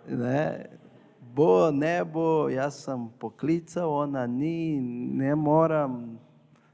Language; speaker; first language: Slovenian; non-native, fluent; Portuguese